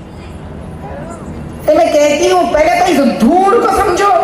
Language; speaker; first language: Hindi; non-native, local second language; Telugu